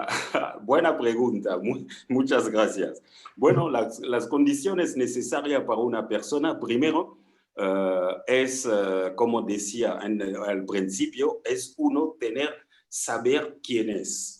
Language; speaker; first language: Spanish; non-native, fluent; French